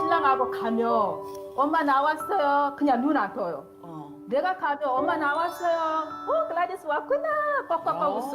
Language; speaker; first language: Korean; non-native, learner; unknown